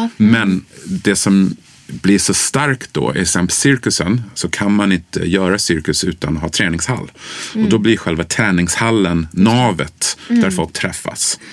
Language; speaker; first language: Swedish; early bilingual, other home language; English